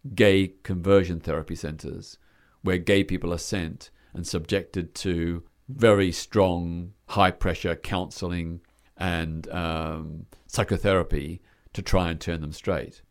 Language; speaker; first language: English; native; English